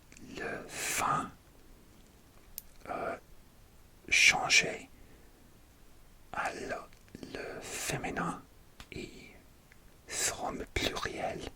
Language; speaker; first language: French; non-native, learner; English